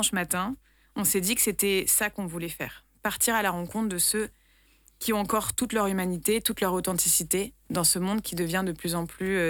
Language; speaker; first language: French; native; French